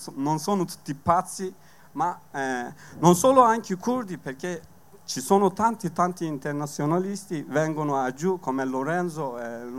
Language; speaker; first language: Italian; non-native, learner; Kurdish